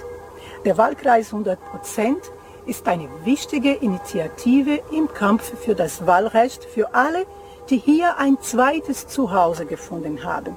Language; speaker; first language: German; non-native, fluent; Portuguese